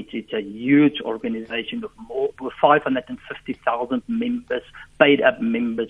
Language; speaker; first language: English; non-native, local second language; Afrikaans